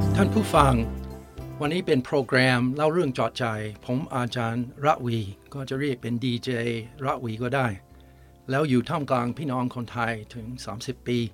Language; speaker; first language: Thai; non-native, fluent; English